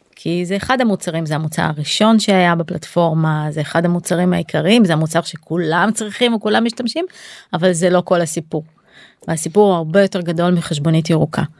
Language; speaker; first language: Hebrew; native; Hebrew